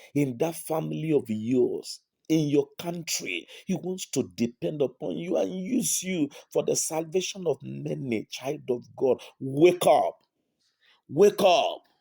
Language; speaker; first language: English; non-native, local second language; Yoruba